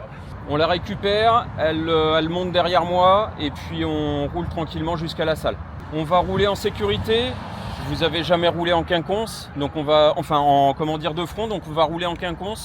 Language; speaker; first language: French; native; French